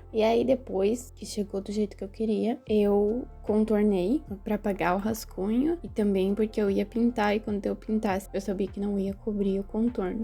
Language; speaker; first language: Portuguese; native; Portuguese